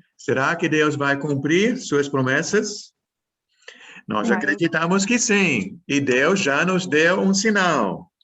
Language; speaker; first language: Portuguese; non-native, fluent; English